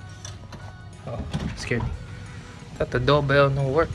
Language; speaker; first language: English; native; English